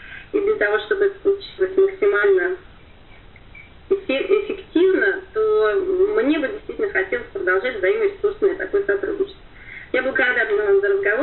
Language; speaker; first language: Russian; native; Russian